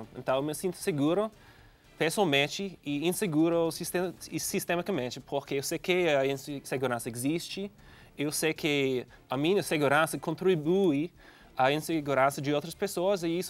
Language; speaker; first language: Portuguese; non-native, fluent; English